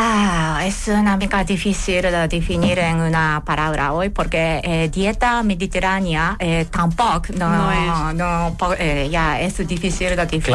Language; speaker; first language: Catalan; non-native, learner; Japanese